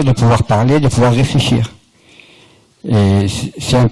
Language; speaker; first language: French; native; French